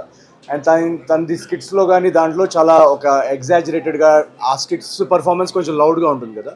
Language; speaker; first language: Telugu; native; Telugu